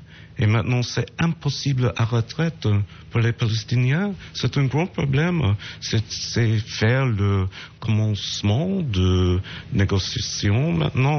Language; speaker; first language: French; non-native, fluent; English